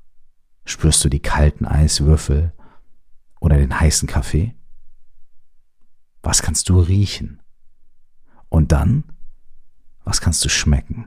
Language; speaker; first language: German; native; German